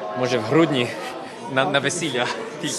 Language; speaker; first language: Ukrainian; early bilingual, heritage; Ukrainian